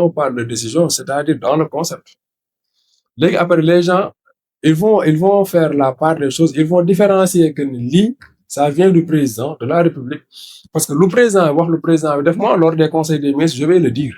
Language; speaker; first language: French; non-native, local second language; Wolof